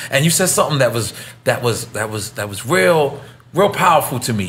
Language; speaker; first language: English; native; English